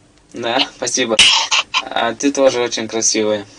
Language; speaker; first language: Russian; non-native, local second language; Tajik